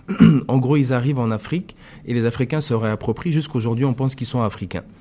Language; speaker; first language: French; non-native, local second language; Lingala